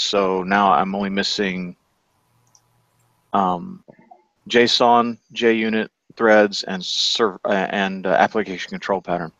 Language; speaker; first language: English; native; English